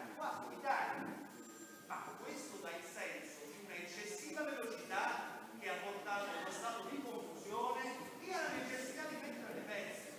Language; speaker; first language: Italian; native; Italian